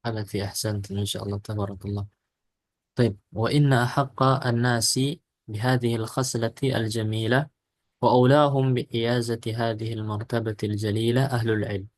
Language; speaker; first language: Arabic; non-native, fluent; Indonesian